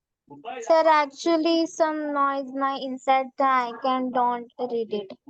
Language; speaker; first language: English; non-native, learner; Hindi